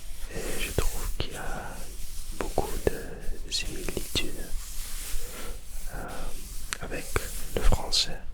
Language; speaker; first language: French; non-native, learner; Dutch